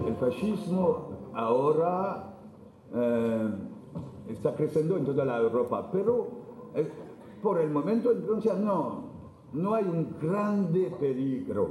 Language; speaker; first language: Spanish; non-native, fluent; French